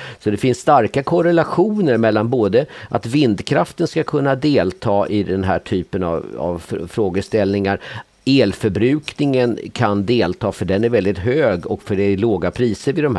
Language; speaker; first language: Swedish; native; Swedish